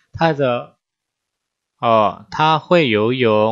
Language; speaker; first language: Chinese; non-native, fluent; Indonesian